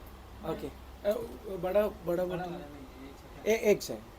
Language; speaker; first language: Hindi; non-native, local second language; Malayalam